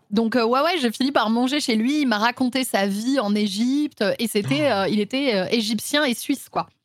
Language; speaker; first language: French; native; French